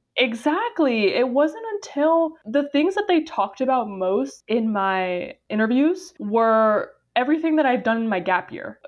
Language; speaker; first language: English; native; English